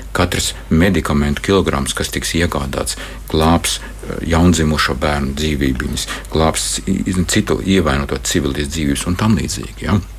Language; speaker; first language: Latvian; native; Latvian